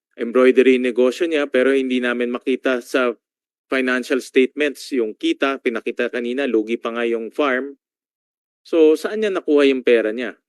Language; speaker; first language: Filipino; native; Filipino